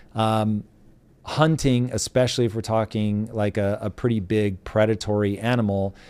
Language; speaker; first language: English; native; English